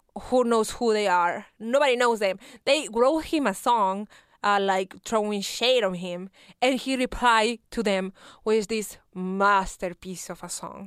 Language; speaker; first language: English; non-native, fluent; Spanish